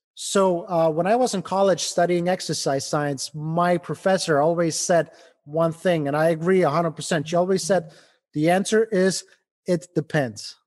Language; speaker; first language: English; non-native, fluent; Ukrainian